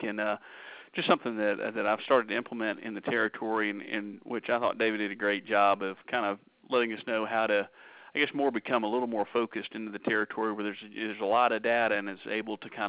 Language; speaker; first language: English; native; English